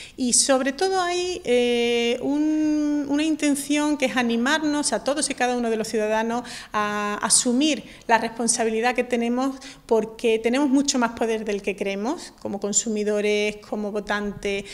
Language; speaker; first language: Spanish; native; Spanish